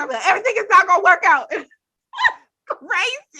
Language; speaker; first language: English; native; English